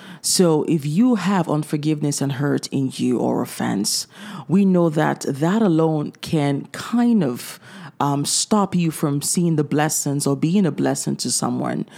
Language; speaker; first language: English; native; English